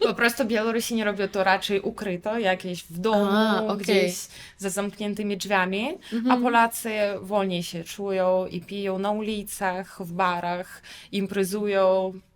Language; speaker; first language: Polish; non-native, fluent; Russian